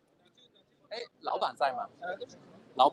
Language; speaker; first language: Chinese; non-native, fluent; English